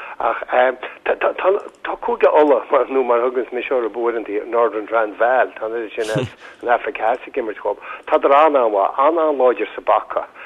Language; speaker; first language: Irish; native; Irish